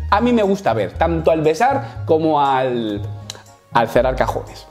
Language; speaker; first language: Spanish; native; Spanish